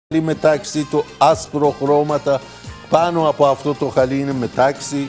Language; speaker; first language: Greek; non-native, learner; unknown